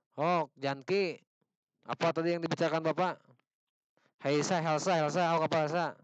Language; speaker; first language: Indonesian; non-native, local second language; Sundanese